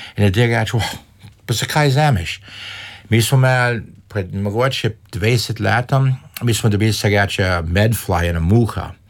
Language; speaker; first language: Slovenian; early bilingual, heritage; Slovenian